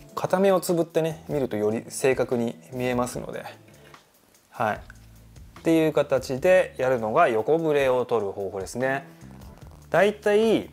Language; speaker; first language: Japanese; native; Japanese